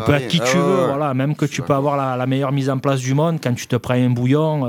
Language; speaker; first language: French; native; French